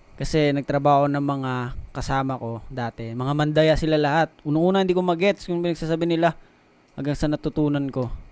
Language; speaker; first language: Filipino; non-native, local second language; Cebuano